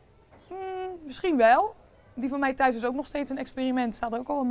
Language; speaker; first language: Dutch; native; Dutch